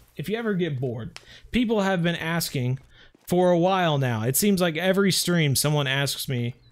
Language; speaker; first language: English; native; English